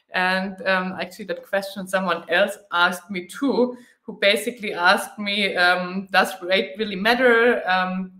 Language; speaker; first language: English; non-native, fluent; German